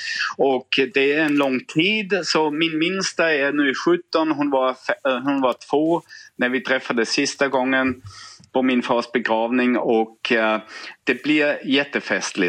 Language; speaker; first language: Swedish; non-native, fluent; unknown